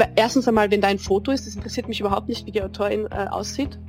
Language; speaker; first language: German; native; German